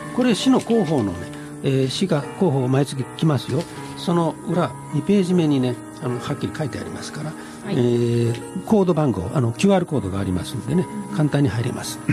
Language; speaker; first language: Japanese; native; Japanese